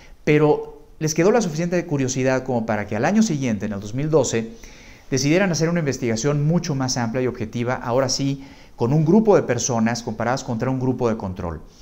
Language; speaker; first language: Spanish; native; Spanish